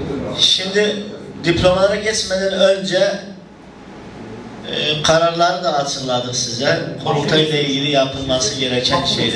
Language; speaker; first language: Turkish; native; Turkish